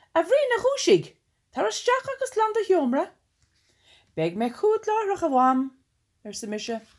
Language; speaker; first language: Irish; non-native, local second language; English